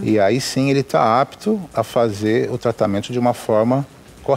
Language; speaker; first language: Portuguese; native; Portuguese